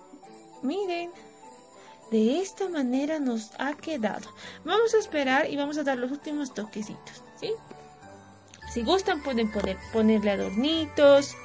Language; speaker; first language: Spanish; native; Spanish